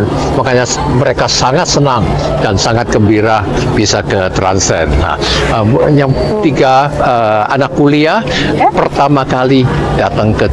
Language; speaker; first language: Indonesian; non-native, learner; Cantonese